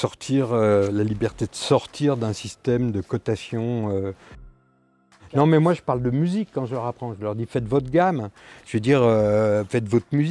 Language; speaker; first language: French; native; French